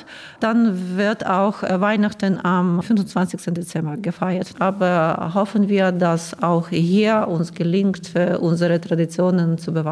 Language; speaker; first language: German; non-native, fluent; Ukrainian